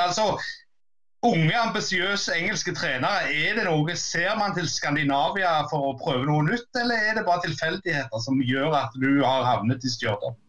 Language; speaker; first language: Norwegian; native; Norwegian